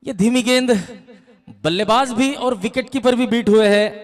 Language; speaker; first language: Hindi; non-native, local second language; Marathi